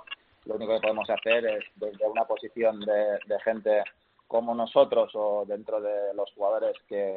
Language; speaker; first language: Spanish; native; Spanish